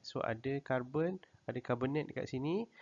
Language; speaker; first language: Malay; native; Malay